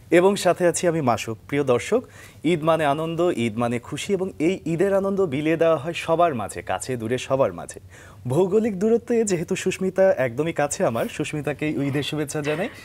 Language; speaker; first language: Bangla; native; Bangla